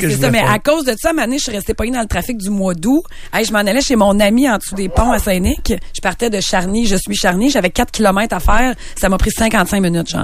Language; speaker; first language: French; native; French